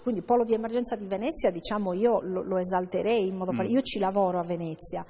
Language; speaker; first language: Italian; native; Italian